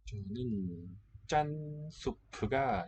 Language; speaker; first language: Korean; non-native, learner; English